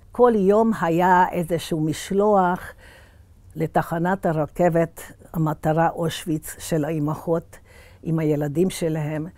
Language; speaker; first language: Hebrew; early bilingual, other home language; Hungarian